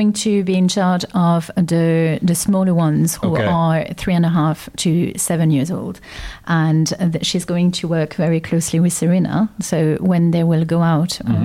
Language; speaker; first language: English; non-native, fluent; French